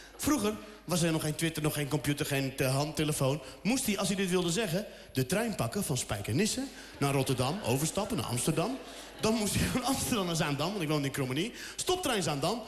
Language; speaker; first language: Dutch; early bilingual, other home language; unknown